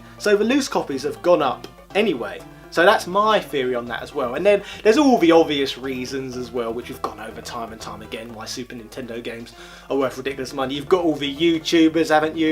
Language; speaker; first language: English; native; English